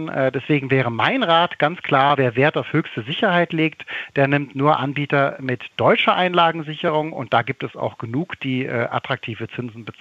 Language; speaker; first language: German; native; German